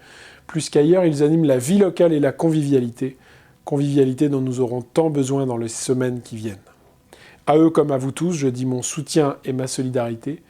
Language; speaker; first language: French; native; French